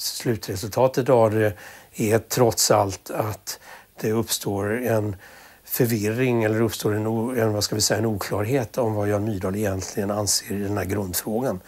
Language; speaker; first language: Swedish; native; Swedish